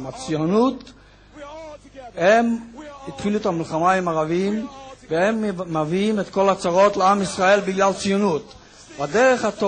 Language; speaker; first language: Hebrew; non-native, fluent; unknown